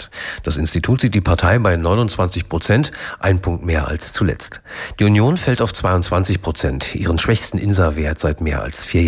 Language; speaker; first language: German; native; German